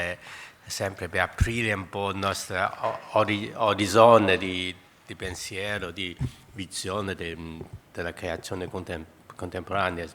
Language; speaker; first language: Italian; non-native, fluent; Chinese